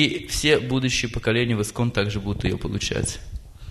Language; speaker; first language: Russian; native; Russian